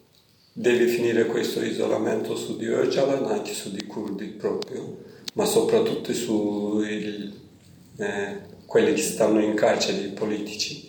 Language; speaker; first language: Italian; non-native, learner; Kurdish